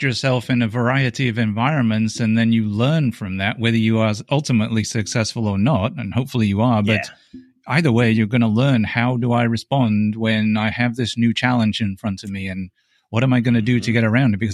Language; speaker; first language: English; native; English